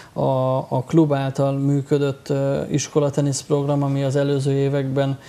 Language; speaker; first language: Hungarian; native; Hungarian